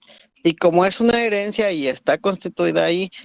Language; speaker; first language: Spanish; native; Spanish